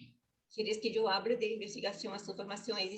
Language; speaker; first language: Spanish; non-native, learner; Portuguese